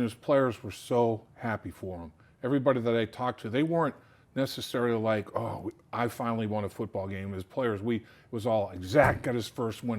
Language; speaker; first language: English; native; English